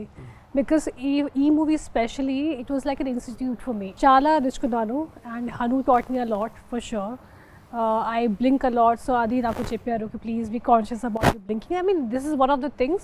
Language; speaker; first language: Telugu; non-native, local second language; Hindi